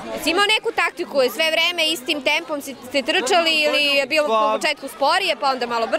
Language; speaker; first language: Serbian; native; Serbian